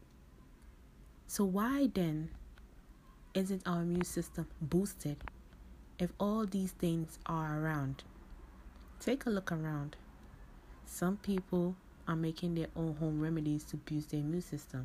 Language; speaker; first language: English; non-native, local second language; Akan